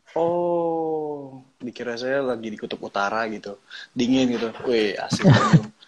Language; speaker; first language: Indonesian; native; Indonesian